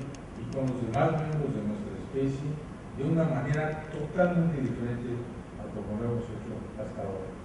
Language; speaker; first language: Spanish; native; Spanish